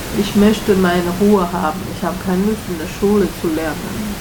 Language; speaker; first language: German; non-native, learner; Chinese